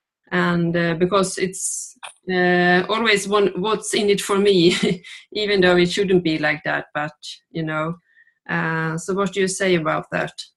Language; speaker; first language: English; non-native, fluent; Swedish